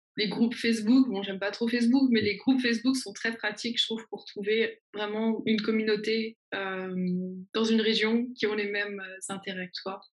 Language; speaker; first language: French; native; French